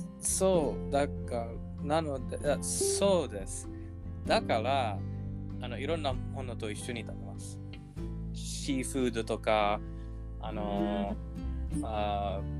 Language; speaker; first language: Japanese; non-native, learner; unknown